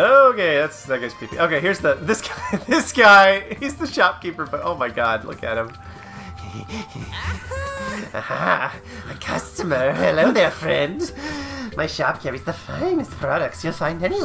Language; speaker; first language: English; native; English